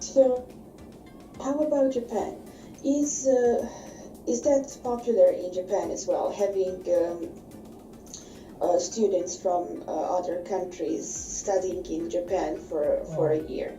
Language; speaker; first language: English; non-native, fluent; Bosnian